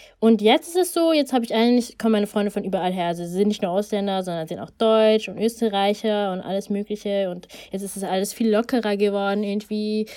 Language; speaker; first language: German; early bilingual, other home language; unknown